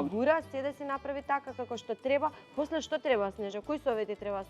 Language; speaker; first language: Macedonian; native; Macedonian